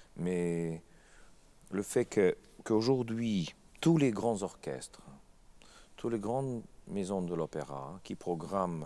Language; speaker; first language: French; non-native, fluent; Russian